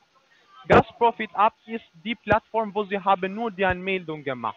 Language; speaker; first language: German; non-native, learner; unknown